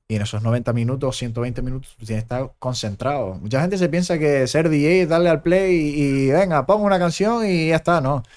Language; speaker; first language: Spanish; early bilingual, other home language; German